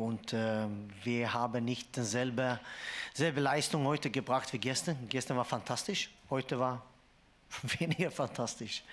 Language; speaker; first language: German; non-native, fluent; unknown